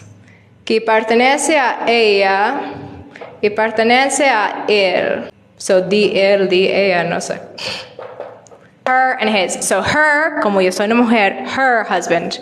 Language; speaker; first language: Spanish; non-native, learner; English